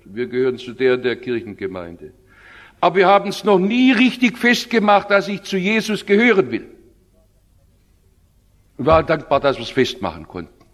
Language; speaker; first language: German; native; German